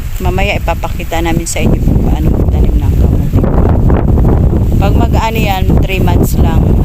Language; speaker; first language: Filipino; native; Filipino